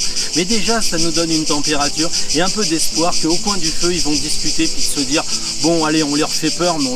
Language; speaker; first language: French; native; French